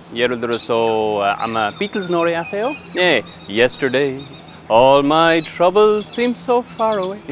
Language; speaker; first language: Korean; non-native, fluent; English